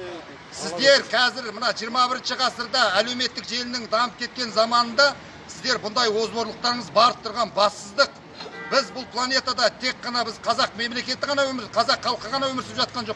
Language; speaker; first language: Kazakh; native; Kazakh